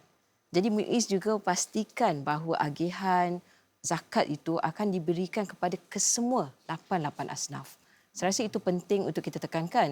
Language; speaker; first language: Malay; native; Malay